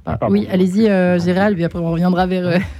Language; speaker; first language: French; native; French